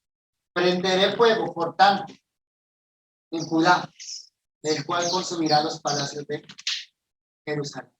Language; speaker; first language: Spanish; native; Spanish